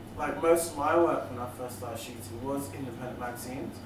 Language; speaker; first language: English; native; English